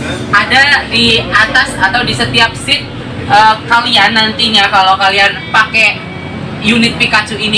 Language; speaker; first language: Indonesian; native; Indonesian